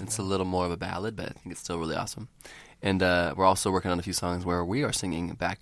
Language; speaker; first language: English; native; English